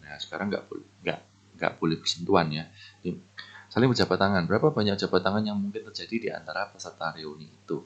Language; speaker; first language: Indonesian; native; Indonesian